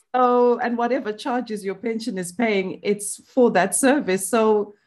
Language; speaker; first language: English; non-native, local second language; Shona